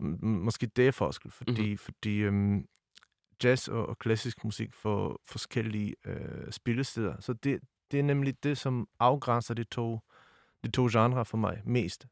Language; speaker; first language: Danish; non-native, fluent; Polish